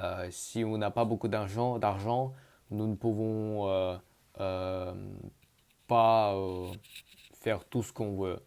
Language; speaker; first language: French; early bilingual, other home language; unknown